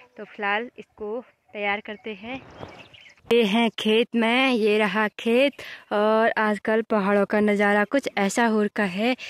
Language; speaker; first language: Hindi; non-native, local second language; Garhwali